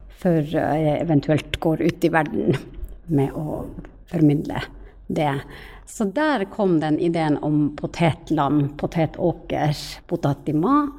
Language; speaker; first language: Norwegian; non-native, fluent; Finnish